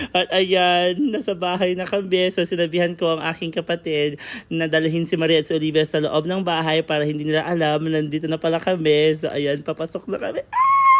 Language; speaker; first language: Filipino; native; Filipino